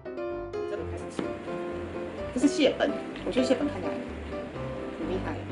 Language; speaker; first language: Chinese; native; Chinese